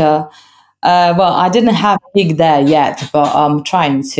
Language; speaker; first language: English; non-native, fluent; Polish